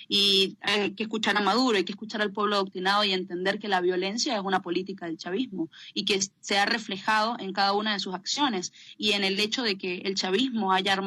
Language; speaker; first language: Spanish; native; Spanish